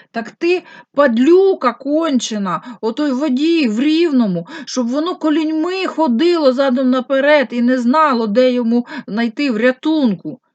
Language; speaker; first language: Ukrainian; non-native, local second language; Russian